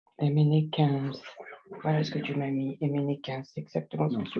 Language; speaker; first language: French; native; French